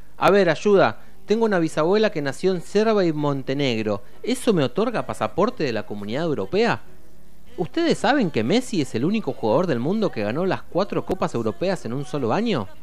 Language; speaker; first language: Spanish; native; Spanish